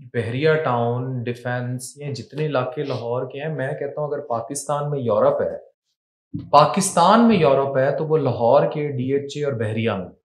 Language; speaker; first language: Urdu; non-native, local second language; Punjabi